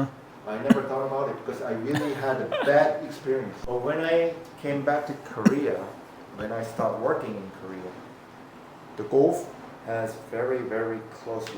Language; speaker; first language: English; non-native, fluent; Korean